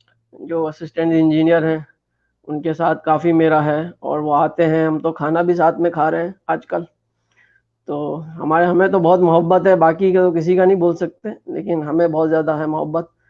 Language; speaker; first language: Hindi; non-native, fluent; Urdu